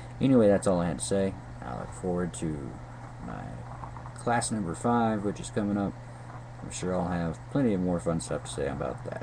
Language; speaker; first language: English; native; English